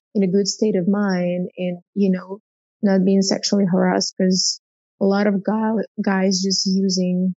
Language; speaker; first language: English; non-native, fluent; Russian